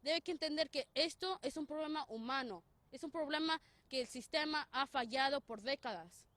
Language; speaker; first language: Spanish; early bilingual, heritage; Spanish